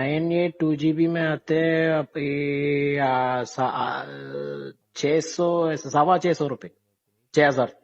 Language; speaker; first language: Hindi; non-native, local second language; Malayalam